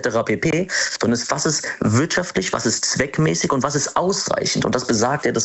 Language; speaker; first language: German; native; German